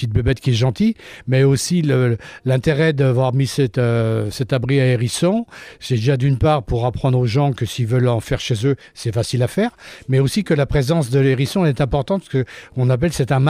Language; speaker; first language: French; native; French